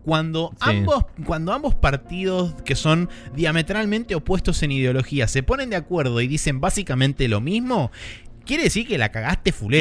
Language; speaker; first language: Spanish; native; Spanish